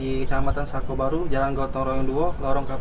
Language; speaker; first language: Indonesian; native; Indonesian